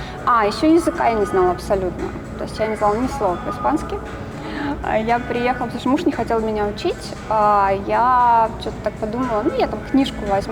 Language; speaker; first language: Russian; native; Russian